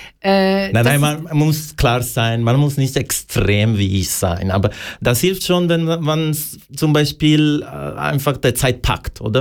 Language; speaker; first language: German; non-native, learner; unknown